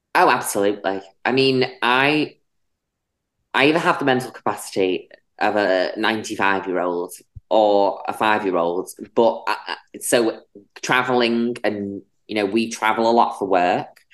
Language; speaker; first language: English; native; English